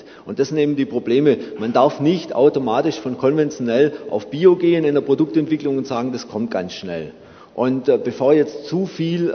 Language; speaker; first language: German; native; German